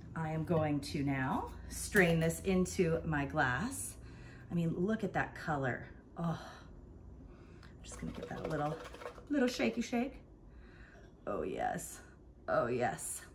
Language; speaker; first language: English; native; English